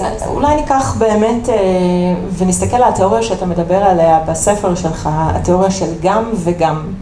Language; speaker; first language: Hebrew; native; Hebrew